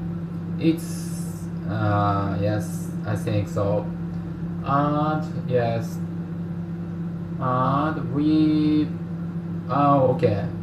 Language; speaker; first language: English; non-native, learner; Japanese